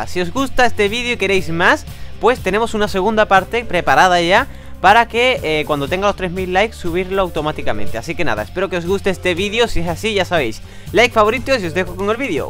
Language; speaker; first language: Spanish; native; Spanish